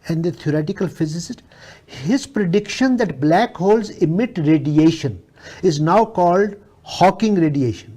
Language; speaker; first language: English; non-native, local second language; Urdu